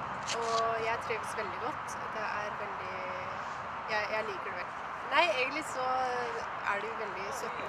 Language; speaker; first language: Norwegian; early bilingual, other home language; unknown